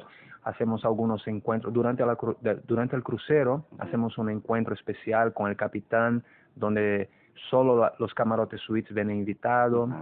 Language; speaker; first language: Spanish; non-native, fluent; Portuguese